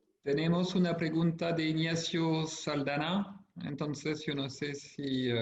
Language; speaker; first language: Spanish; non-native, fluent; French